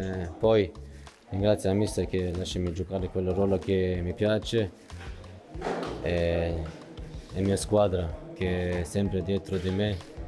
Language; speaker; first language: Italian; non-native, fluent; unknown